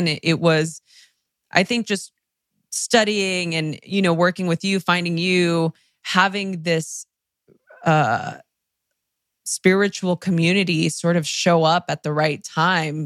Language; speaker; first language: English; early bilingual, other home language; Spanish